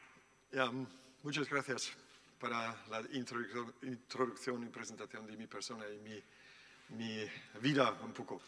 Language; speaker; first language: Spanish; non-native, learner; German